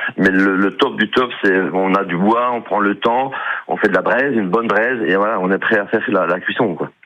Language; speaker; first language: French; native; French